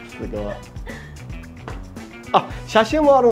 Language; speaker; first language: Japanese; non-native, fluent; Chinese